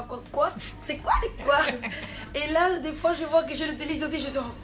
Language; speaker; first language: French; non-native, fluent; Spanish